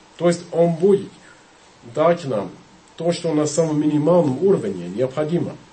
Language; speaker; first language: Russian; non-native, fluent; English